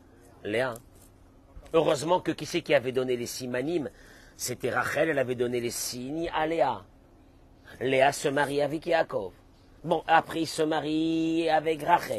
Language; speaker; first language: French; native; French